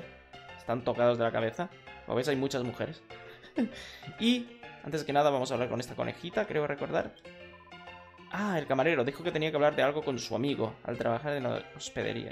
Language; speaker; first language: Spanish; native; Spanish